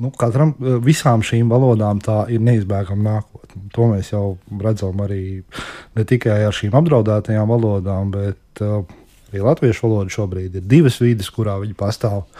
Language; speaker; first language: Latvian; native; Latvian